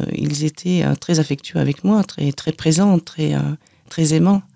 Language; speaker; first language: French; native; French